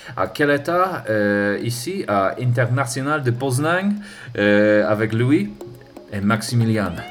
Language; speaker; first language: French; non-native, learner; English